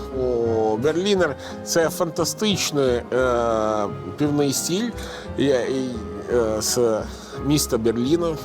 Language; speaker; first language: Ukrainian; non-native, fluent; Italian